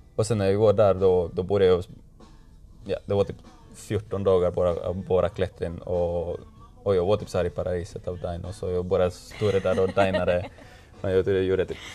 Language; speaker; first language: Swedish; non-native, fluent; Spanish